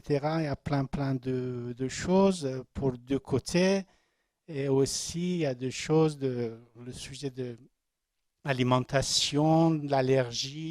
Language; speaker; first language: French; non-native, learner; Persian